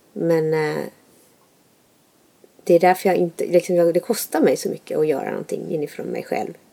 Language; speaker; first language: Swedish; native; Swedish